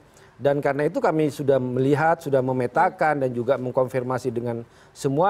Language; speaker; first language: Indonesian; native; Indonesian